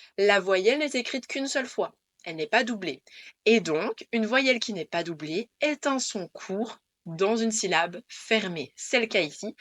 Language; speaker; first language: French; native; French